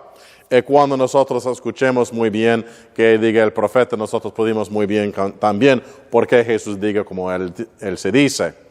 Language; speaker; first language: Spanish; non-native, learner; English